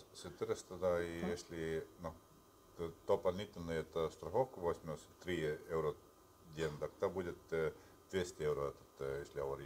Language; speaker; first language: Russian; non-native, local second language; Estonian